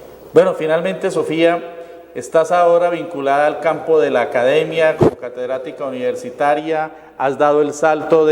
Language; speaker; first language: Spanish; native; Spanish